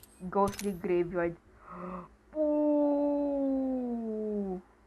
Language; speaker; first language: English; non-native, local second language; Filipino